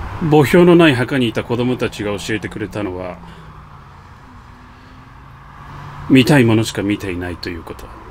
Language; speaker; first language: Japanese; native; Japanese